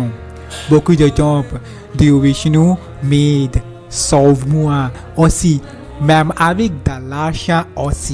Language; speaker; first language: French; non-native, learner; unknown